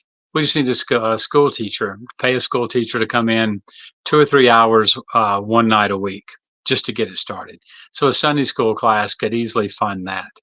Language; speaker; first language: English; native; English